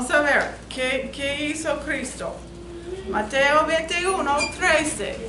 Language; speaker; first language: Spanish; non-native, fluent; English